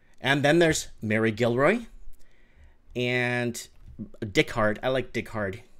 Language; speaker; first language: English; native; English